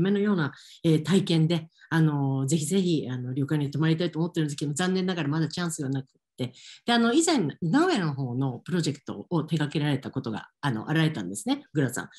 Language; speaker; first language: Japanese; native; Japanese